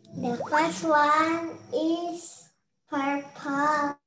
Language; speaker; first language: English; non-native, learner; Indonesian